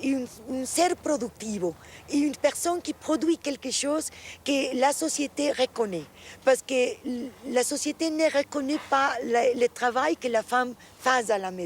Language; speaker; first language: French; non-native, fluent; Spanish